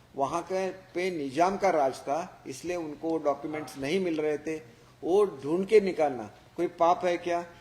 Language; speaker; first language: Hindi; non-native, local second language; Marathi